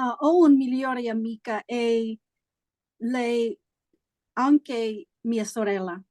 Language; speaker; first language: Italian; non-native, learner; English